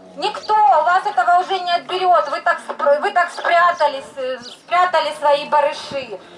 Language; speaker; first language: Russian; native; Russian